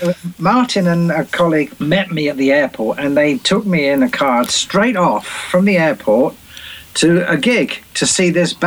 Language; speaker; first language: English; native; English